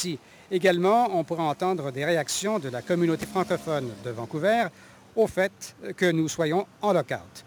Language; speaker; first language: French; native; French